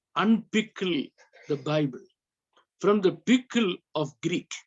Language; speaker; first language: English; non-native, local second language; Malayalam